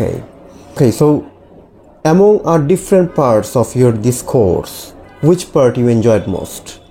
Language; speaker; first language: English; non-native, fluent; Bangla